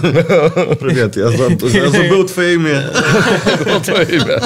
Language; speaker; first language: Russian; non-native, learner; Polish